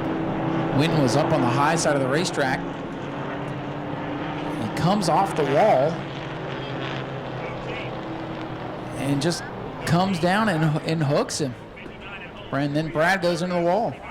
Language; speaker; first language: English; native; English